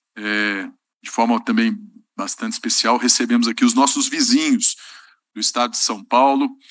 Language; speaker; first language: Portuguese; native; Portuguese